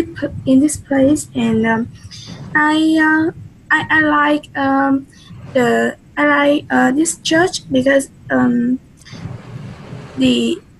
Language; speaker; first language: English; non-native, learner; Vietnamese